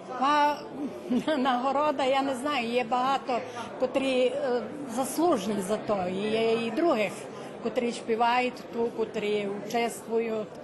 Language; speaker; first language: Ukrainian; early bilingual, heritage; Ukrainian